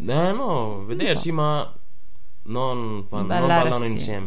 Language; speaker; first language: Italian; non-native, learner; Punjabi